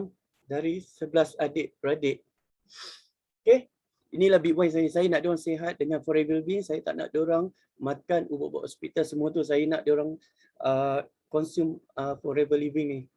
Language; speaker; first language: Malay; native; Malay